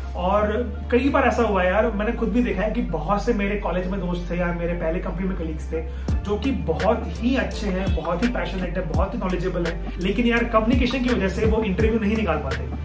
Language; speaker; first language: Hindi; native; Hindi